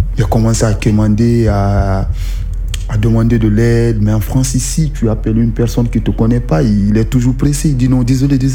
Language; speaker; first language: French; non-native, local second language; Susu